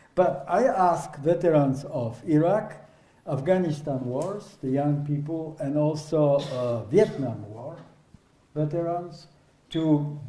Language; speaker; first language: English; non-native, fluent; Polish